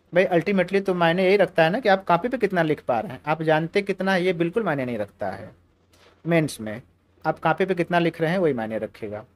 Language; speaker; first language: Hindi; native; Hindi